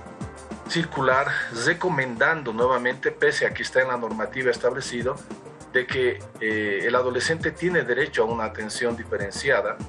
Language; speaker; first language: Spanish; native; Spanish